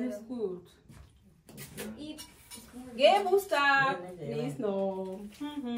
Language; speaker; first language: German; non-native, learner; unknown